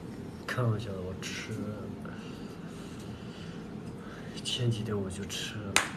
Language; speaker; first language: Chinese; non-native, local second language; Tibetan